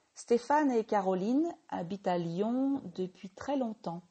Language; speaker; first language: French; native; French